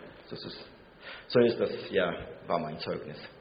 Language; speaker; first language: German; non-native, fluent; Russian